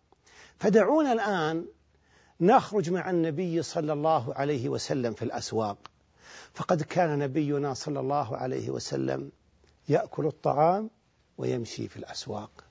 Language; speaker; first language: Arabic; native; Arabic